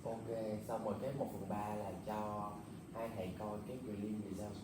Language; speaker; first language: Vietnamese; native; Vietnamese